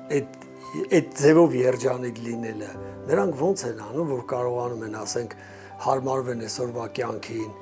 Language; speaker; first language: Armenian; native; Armenian